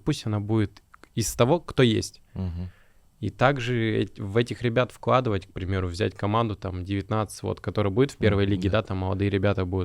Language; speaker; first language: Russian; native; Russian